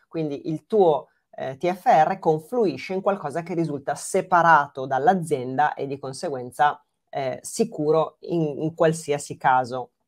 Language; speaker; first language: Italian; native; Italian